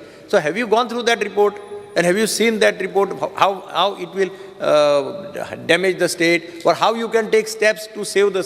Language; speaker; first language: English; non-native, local second language; Konkani